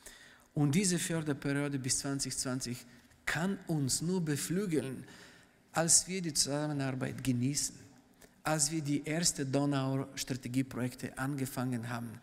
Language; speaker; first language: German; non-native, fluent; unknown